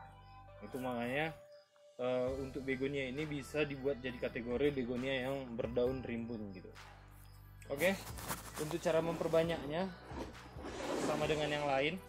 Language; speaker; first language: Indonesian; native; Indonesian